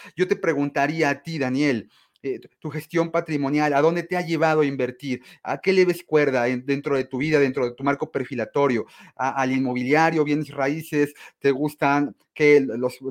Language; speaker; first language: Spanish; native; Spanish